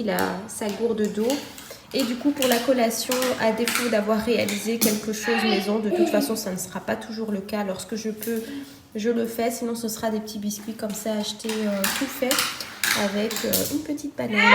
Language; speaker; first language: French; native; French